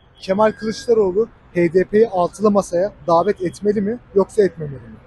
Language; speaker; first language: Turkish; native; Turkish